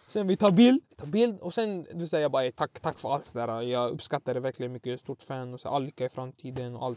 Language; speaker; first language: Swedish; early bilingual, other home language; Arabic